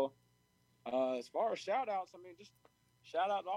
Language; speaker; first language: English; native; English